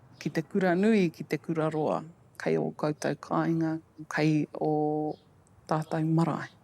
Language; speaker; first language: Māori; native; Māori